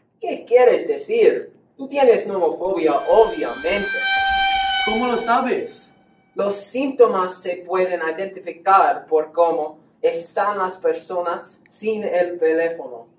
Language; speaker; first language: Spanish; non-native, learner; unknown